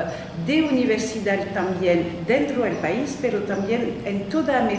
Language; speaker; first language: Spanish; non-native, fluent; French